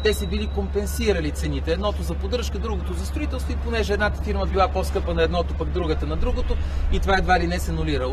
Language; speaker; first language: Bulgarian; native; Bulgarian